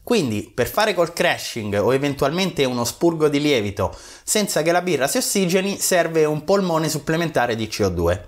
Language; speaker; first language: Italian; native; Italian